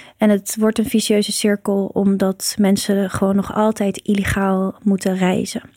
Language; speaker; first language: Dutch; early bilingual, other home language; Persian